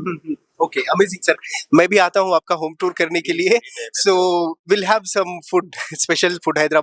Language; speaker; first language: Hindi; non-native, local second language; Kannada